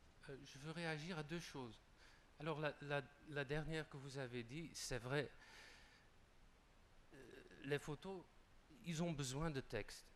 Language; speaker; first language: French; non-native, local second language; Dutch